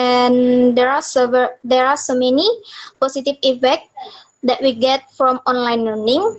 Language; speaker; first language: English; non-native, learner; Indonesian